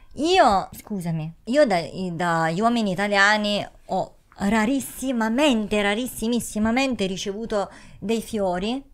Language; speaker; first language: Italian; native; Italian